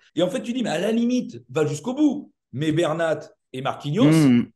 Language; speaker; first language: French; native; French